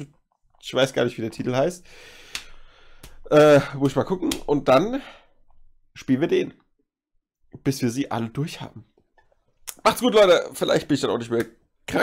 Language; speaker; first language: German; native; German